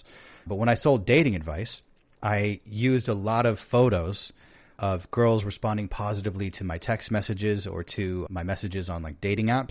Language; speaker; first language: English; native; English